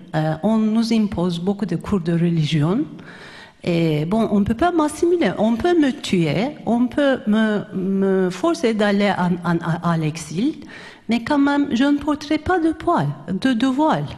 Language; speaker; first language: French; non-native, fluent; Turkish